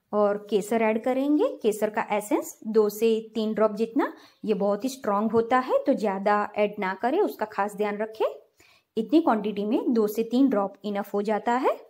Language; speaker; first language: Hindi; non-native, local second language; Gujarati